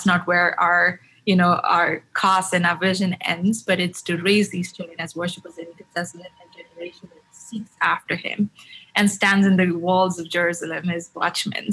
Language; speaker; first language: English; non-native, local second language; Tamil